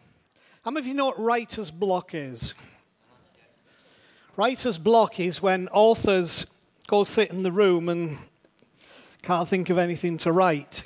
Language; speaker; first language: English; native; English